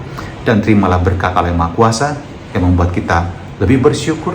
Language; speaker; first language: Indonesian; native; Indonesian